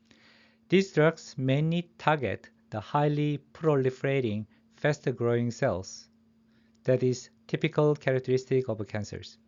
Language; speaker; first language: English; non-native, fluent; Korean